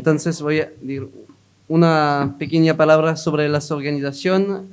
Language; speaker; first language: Spanish; non-native, learner; French